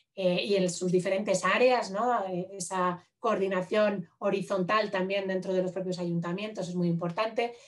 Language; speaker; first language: Spanish; native; Spanish